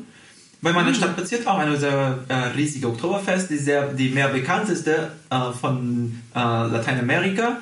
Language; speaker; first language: German; early bilingual, heritage; Portuguese